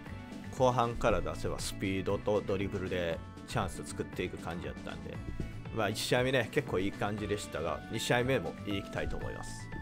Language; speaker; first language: Japanese; native; Japanese